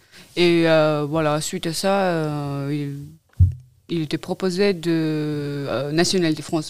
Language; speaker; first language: French; non-native, learner; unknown